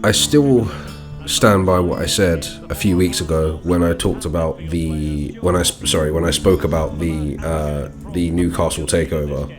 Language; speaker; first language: English; native; English